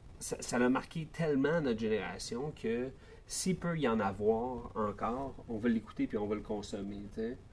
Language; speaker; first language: French; native; French